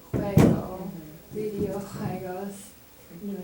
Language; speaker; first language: Spanish; non-native, learner; English